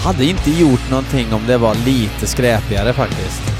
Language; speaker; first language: Swedish; native; Swedish